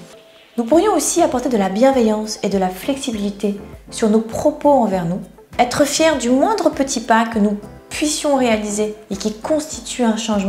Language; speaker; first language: French; native; French